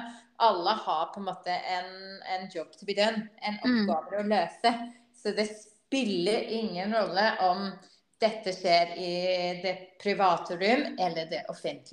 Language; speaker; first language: Norwegian; non-native, fluent; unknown